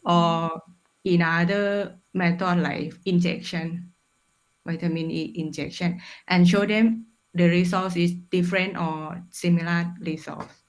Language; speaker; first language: English; non-native, fluent; Thai